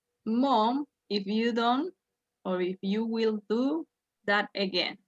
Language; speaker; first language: English; non-native, fluent; Spanish